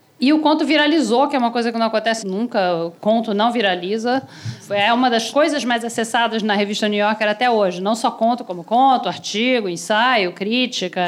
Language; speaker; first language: Portuguese; native; Portuguese